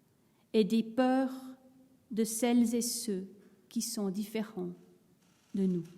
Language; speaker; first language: French; native; French